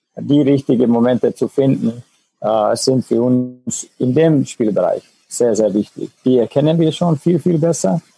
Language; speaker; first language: German; non-native, fluent; Finnish